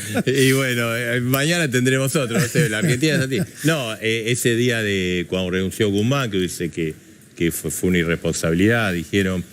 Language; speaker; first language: Spanish; native; Spanish